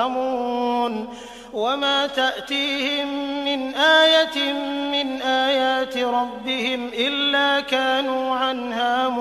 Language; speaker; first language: Arabic; native; Arabic